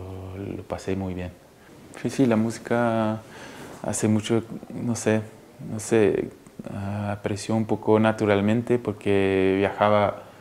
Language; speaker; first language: Spanish; early bilingual, heritage; Spanish